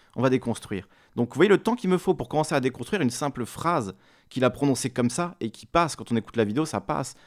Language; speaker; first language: French; native; French